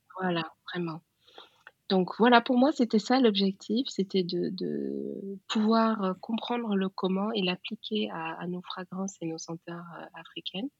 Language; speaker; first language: French; non-native, local second language; Wolof